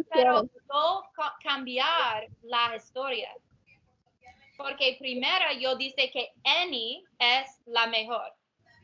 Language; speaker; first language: Spanish; non-native, learner; English